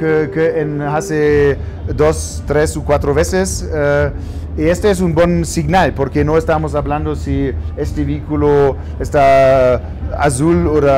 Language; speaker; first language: Spanish; non-native, fluent; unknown